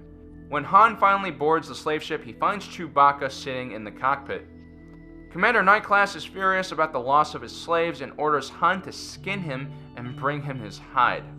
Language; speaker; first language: English; native; English